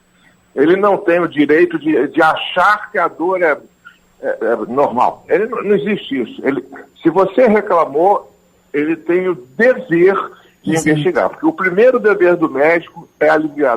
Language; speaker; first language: Portuguese; native; Portuguese